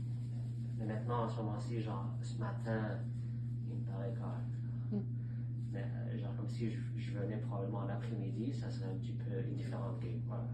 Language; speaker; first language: French; native; French